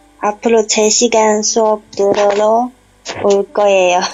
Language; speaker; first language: Korean; non-native, learner; Chinese